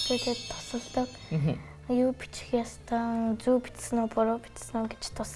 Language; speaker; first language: Mongolian; early bilingual, heritage; Mongolian